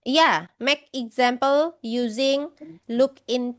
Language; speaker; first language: English; non-native, fluent; Indonesian